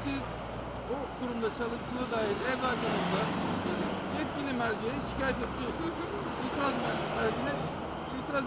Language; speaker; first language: Turkish; native; Turkish